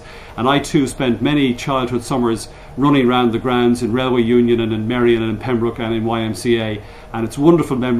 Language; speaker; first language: English; native; English